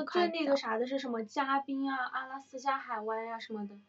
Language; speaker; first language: Chinese; native; Chinese